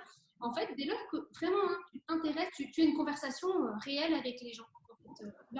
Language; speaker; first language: French; native; French